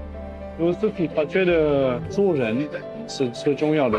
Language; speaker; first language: Chinese; non-native, fluent; French